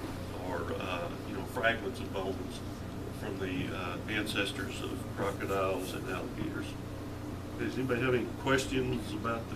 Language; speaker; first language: English; native; English